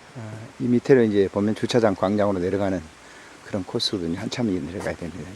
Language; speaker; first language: Korean; native; Korean